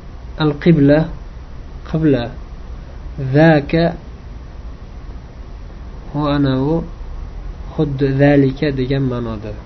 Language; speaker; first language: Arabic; non-native, fluent; Uzbek